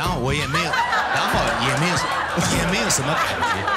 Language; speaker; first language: Chinese; native; Chinese